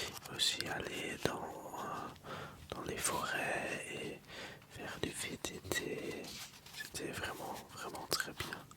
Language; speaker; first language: French; early bilingual, other home language; Dutch